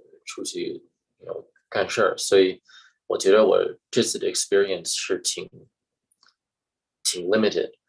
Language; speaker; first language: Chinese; early bilingual, heritage; English